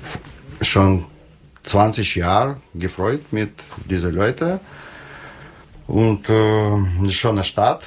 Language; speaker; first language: German; non-native, learner; Russian